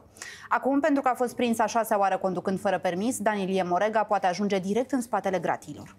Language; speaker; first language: Romanian; native; Romanian